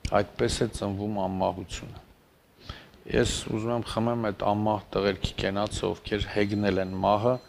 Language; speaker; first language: Armenian; native; Armenian